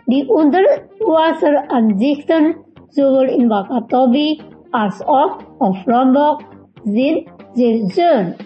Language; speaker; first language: German; non-native, fluent; Indonesian